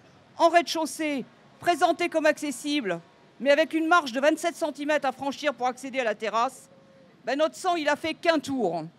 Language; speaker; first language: French; native; French